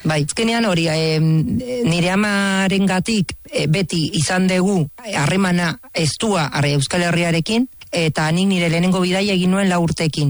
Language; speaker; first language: Basque; non-native, fluent; Spanish